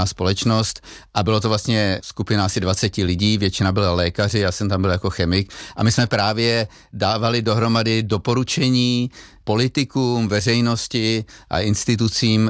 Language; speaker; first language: Czech; native; Czech